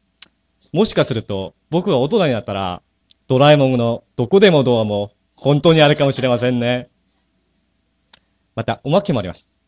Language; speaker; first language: Japanese; non-native, fluent; Korean